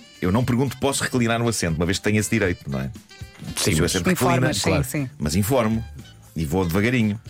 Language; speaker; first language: Portuguese; native; Portuguese